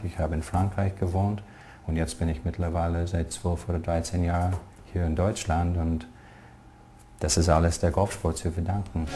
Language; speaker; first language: German; non-native, fluent; English